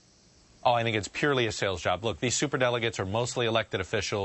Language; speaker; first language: English; native; English